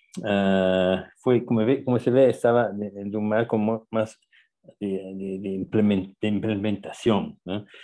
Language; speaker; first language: Spanish; non-native, fluent; Italian